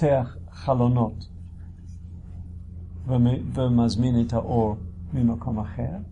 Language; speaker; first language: Hebrew; non-native, fluent; English